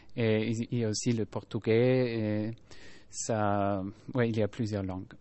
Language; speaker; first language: French; non-native, fluent; German